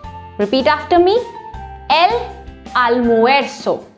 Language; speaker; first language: Spanish; non-native, fluent; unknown